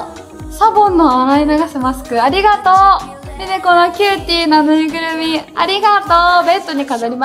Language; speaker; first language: Japanese; native; Japanese